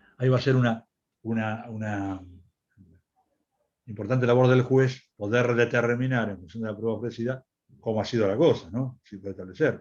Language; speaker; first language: Spanish; native; Spanish